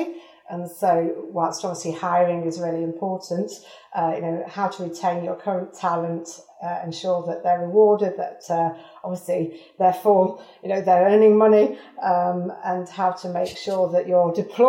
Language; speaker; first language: English; native; English